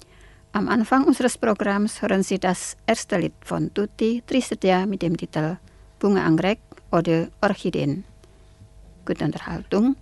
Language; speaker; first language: German; non-native, fluent; Indonesian